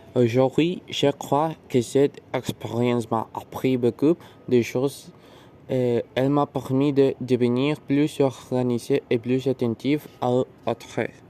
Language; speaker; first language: French; non-native, learner; Spanish